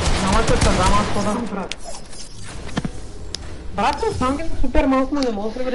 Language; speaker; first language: Bulgarian; native; Bulgarian